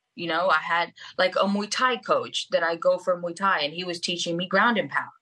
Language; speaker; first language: English; early bilingual, other home language; Spanish